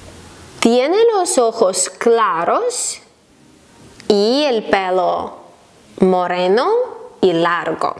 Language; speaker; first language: Spanish; non-native, fluent; Ukrainian